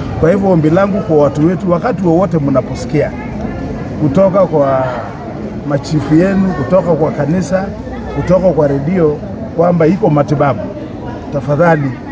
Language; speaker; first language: Swahili; non-native, local second language; Luyia